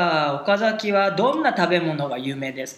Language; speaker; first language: Japanese; native; Japanese